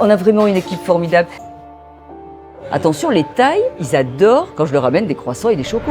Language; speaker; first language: French; native; French